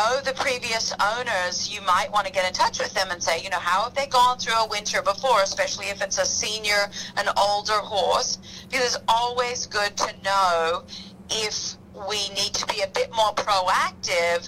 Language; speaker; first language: English; native; English